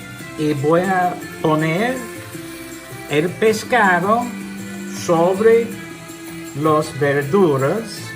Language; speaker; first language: Spanish; non-native, learner; English